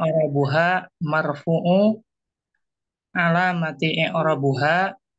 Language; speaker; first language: Arabic; non-native, learner; Indonesian